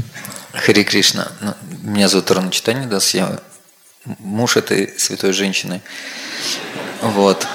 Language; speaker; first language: Russian; native; Russian